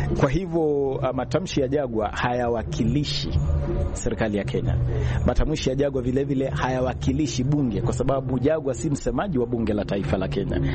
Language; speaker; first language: Swahili; non-native, local second language; Luyia